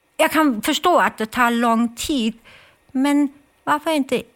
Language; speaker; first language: Swedish; non-native, fluent; German